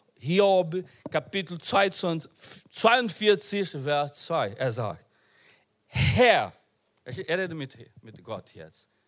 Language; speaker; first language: German; non-native, learner; Portuguese